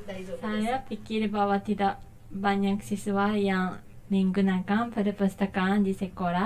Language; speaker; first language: Indonesian; non-native, learner; Japanese